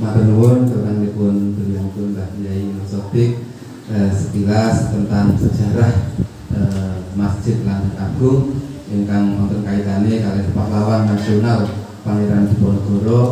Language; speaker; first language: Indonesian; non-native, local second language; Javanese